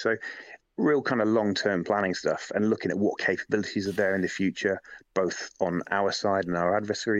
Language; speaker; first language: English; native; English